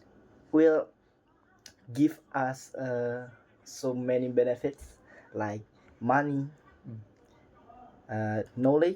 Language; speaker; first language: English; non-native, learner; Indonesian